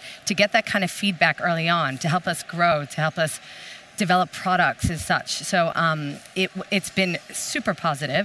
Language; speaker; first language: English; native; English